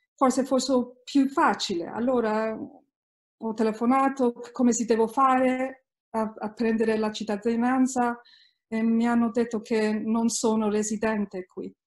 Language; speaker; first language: Italian; early bilingual, heritage; Italian